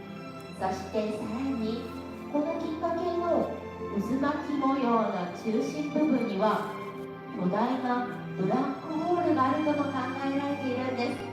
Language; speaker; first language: Japanese; native; Japanese